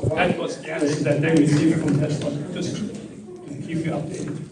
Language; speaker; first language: English; non-native, fluent; German